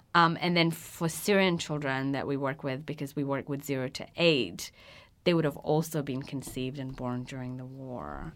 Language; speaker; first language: English; early bilingual, other home language; Persian